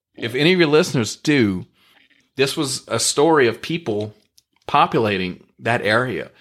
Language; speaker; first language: English; native; English